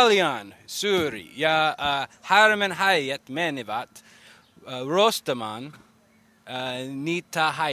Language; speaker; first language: Finnish; non-native, learner; English